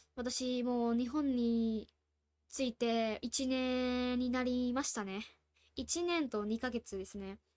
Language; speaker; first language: Japanese; non-native, fluent; Burmese